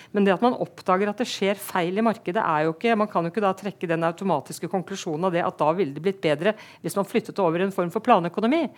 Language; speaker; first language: Norwegian; native; Norwegian